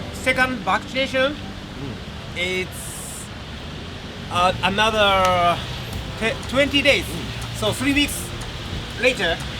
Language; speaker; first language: English; non-native, learner; Japanese